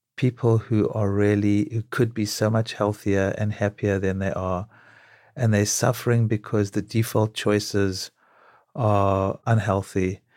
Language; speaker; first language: English; native; English